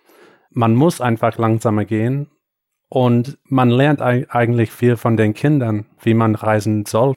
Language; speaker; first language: German; non-native, fluent; English